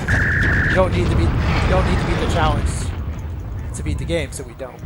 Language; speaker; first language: English; native; English